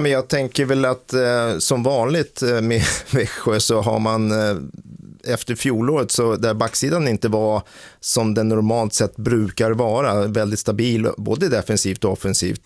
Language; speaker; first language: Swedish; native; Swedish